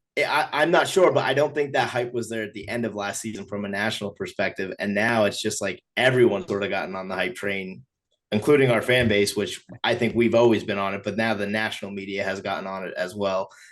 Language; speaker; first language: English; native; English